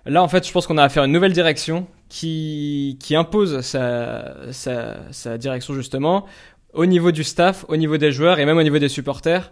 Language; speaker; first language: French; native; French